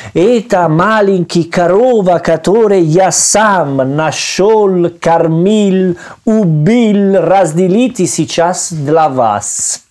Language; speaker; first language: Russian; non-native, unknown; Italian